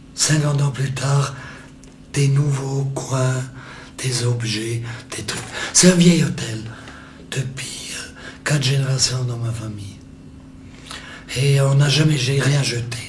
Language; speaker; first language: French; non-native, local second language; German